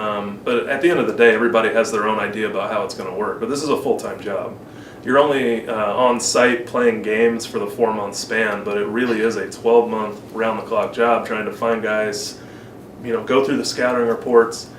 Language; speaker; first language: English; native; English